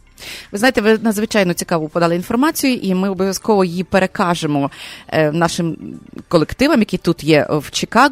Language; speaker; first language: Ukrainian; native; Ukrainian